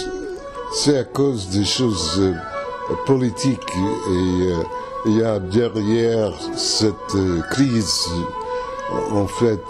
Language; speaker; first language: French; non-native, fluent; English